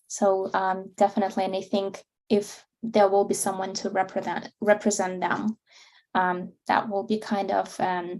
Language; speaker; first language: English; non-native, fluent; Russian